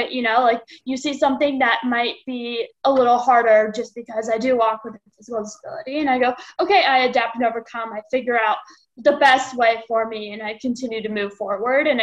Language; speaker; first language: English; native; English